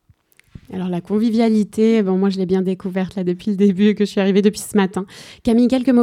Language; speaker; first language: French; native; French